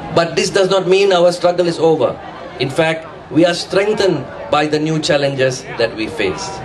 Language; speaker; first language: English; non-native, local second language; Tamil